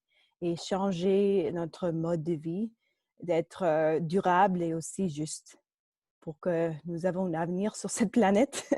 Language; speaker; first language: French; non-native, local second language; English